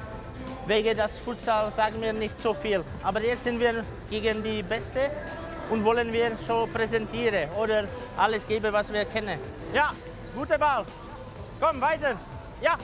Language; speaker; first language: German; non-native, fluent; Czech